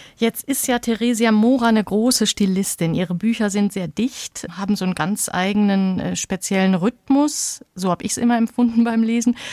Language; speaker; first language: German; native; German